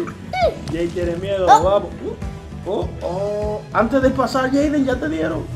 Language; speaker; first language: Spanish; native; Spanish